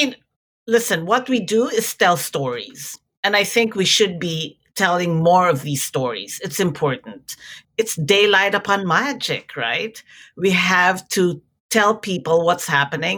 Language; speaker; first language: English; non-native, local second language; Filipino